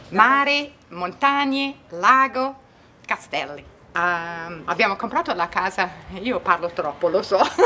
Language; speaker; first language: Italian; non-native, fluent; English